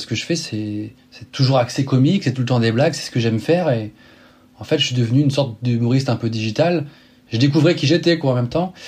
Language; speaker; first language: French; native; French